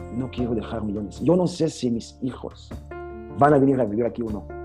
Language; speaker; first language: Spanish; non-native, fluent; Arabic